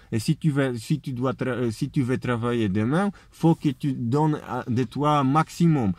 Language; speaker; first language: French; non-native, learner; Polish